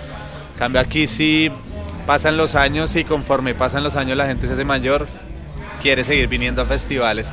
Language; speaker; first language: Spanish; native; Spanish